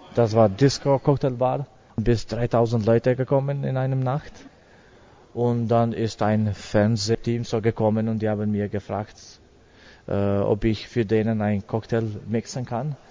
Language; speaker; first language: German; non-native, learner; Albanian